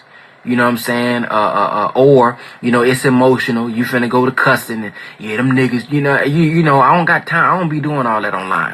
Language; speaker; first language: English; native; English